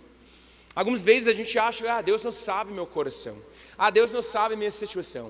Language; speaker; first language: Portuguese; non-native, learner; English